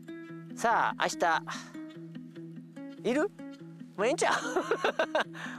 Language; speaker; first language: Japanese; native; Japanese